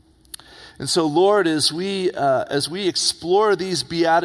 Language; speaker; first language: English; native; English